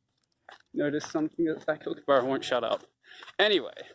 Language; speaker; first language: English; native; English